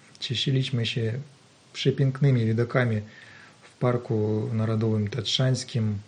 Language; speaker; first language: Polish; non-native, learner; Ukrainian